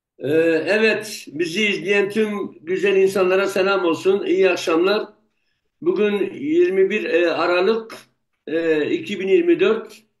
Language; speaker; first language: Turkish; non-native, local second language; Zaza